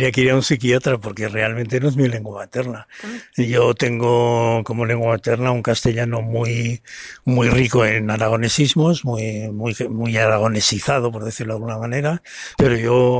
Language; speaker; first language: Spanish; native; Spanish